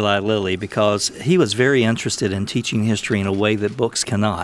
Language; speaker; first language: English; native; English